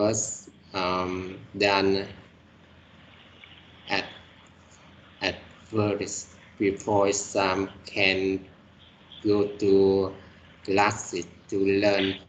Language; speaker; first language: English; non-native, learner; Vietnamese